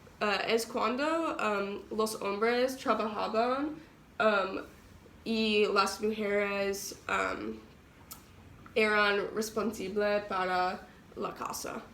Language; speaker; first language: Spanish; non-native, learner; English